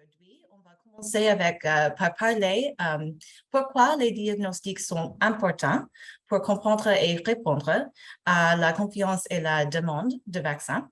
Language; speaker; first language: French; non-native, fluent; English